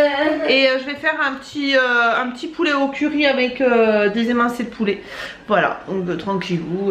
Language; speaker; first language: French; native; French